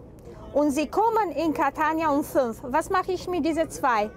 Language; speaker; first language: German; non-native, fluent; Romanian